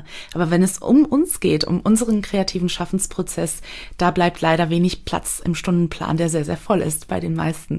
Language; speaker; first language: German; native; German